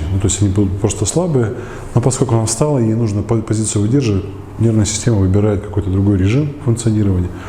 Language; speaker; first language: Russian; native; Russian